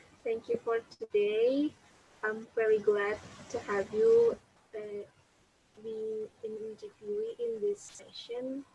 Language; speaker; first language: English; non-native, learner; Indonesian